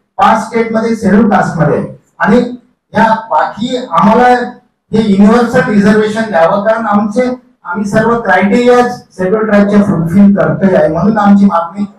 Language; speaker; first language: Marathi; non-native, local second language; Lambadi